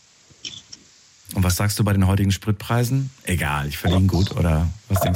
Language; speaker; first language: German; native; German